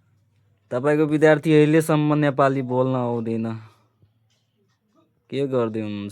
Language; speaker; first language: Nepali; non-native, local second language; Maithili